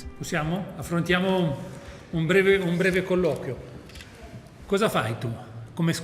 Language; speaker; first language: Italian; native; Italian